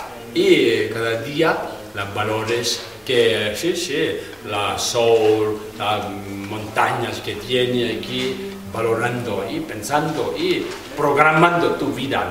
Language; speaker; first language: Spanish; non-native, fluent; Tibetan